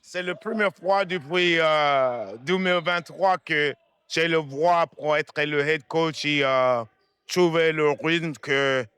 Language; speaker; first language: French; non-native, fluent; English